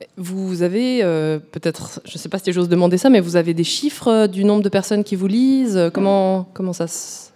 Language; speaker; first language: French; native; French